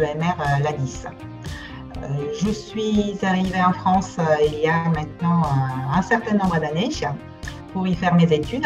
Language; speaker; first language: French; non-native, fluent; Bulgarian